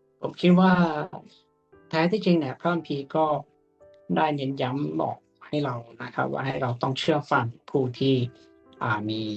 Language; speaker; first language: Thai; native; Thai